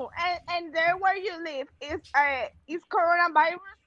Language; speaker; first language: English; non-native, local second language; Spanish